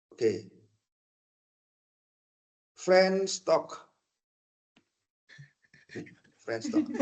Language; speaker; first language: English; non-native, fluent; Indonesian